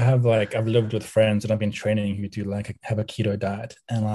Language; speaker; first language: English; native; English